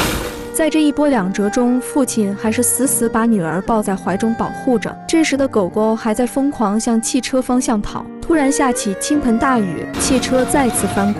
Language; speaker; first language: Chinese; native; Chinese